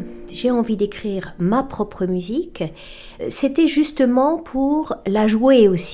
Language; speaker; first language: French; native; French